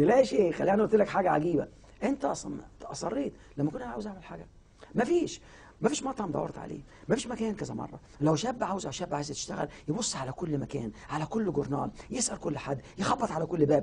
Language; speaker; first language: Arabic; native; Arabic